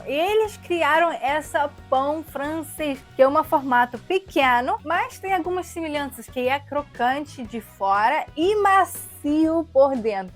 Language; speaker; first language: Portuguese; non-native, fluent; Russian